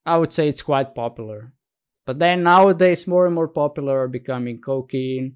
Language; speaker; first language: English; non-native, fluent; Slovenian